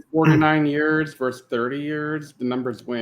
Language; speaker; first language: English; native; English